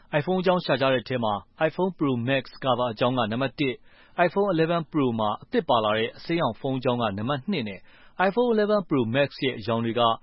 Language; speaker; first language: Burmese; native; Burmese